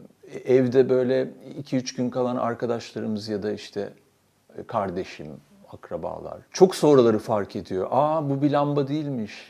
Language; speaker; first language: Turkish; native; Turkish